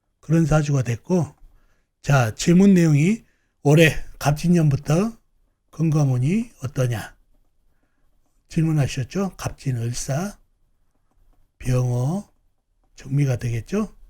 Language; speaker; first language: Korean; native; Korean